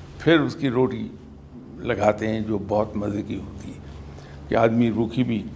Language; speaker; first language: Urdu; native; Urdu